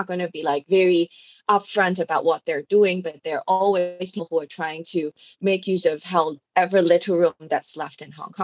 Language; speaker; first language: English; non-native, local second language; Cantonese